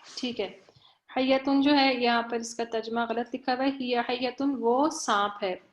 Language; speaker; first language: Urdu; native; Urdu